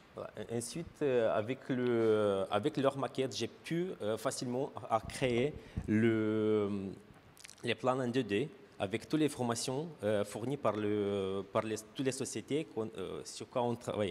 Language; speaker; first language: French; non-native, fluent; Romanian